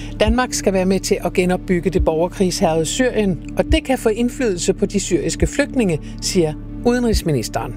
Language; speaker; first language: Danish; native; Danish